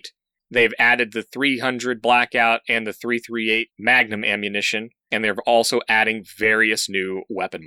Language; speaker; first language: English; native; English